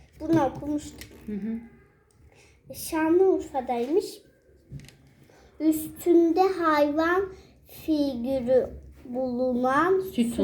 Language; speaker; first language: Turkish; native; Turkish